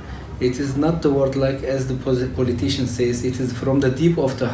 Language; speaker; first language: English; non-native, fluent; Turkish